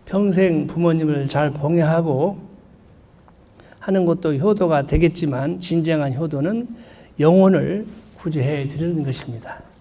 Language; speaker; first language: Korean; native; Korean